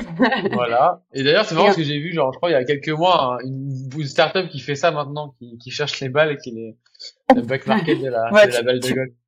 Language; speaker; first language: French; native; French